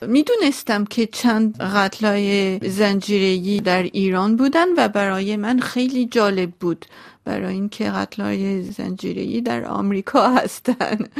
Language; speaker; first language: Persian; non-native, local second language; Armenian